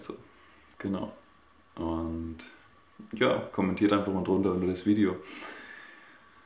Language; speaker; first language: German; native; German